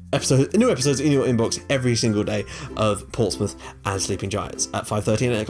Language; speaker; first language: English; native; English